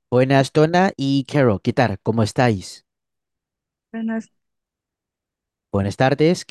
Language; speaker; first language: Spanish; non-native, fluent; Chinese